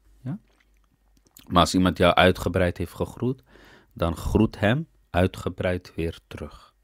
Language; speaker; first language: Dutch; early bilingual, other home language; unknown